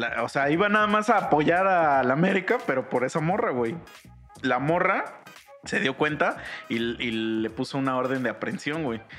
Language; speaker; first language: Spanish; native; Spanish